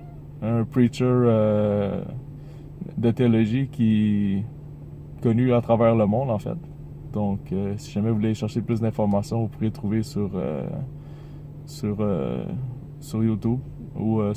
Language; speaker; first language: French; native; French